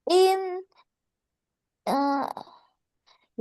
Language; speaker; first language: English; non-native, learner; Vietnamese